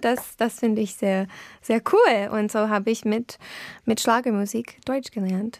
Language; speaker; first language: German; non-native, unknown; English